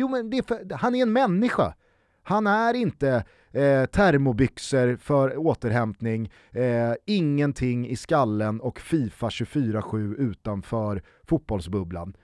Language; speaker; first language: Swedish; native; Swedish